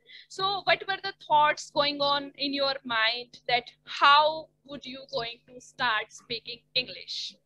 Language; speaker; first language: English; non-native, learner; Hindi